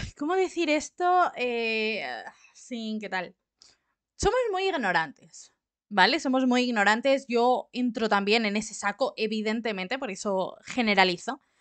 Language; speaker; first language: Spanish; native; Spanish